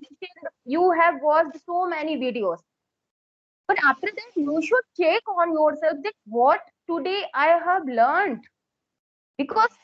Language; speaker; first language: English; non-native, local second language; Hindi